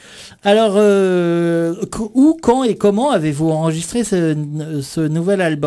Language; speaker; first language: French; native; French